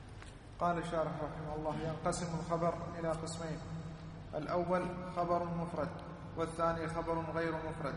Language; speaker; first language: Arabic; native; Arabic